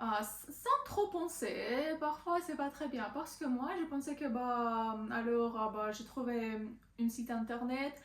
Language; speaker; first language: French; non-native, learner; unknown